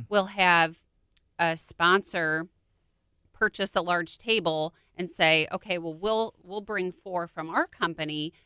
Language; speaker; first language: English; native; English